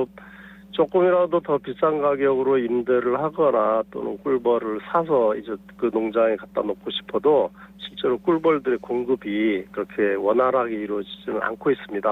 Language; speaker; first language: Korean; native; Korean